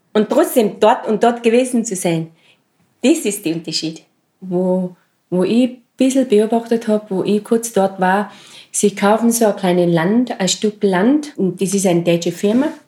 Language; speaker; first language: German; non-native, fluent; Sherpa